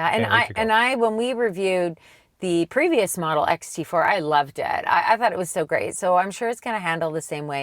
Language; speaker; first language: English; native; English